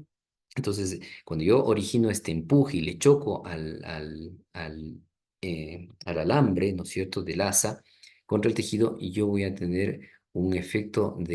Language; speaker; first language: Spanish; native; Spanish